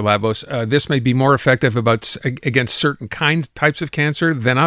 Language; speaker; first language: English; native; English